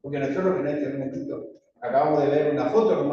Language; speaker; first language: Spanish; native; Spanish